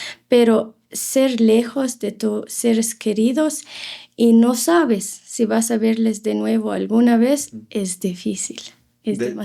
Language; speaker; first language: Spanish; non-native, fluent; Arabic